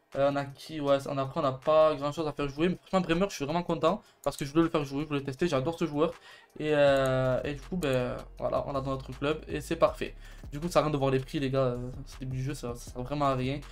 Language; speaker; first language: French; native; French